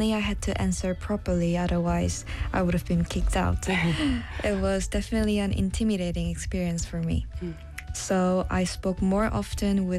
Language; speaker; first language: English; non-native, fluent; Korean